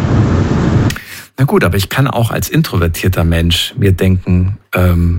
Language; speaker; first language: German; native; German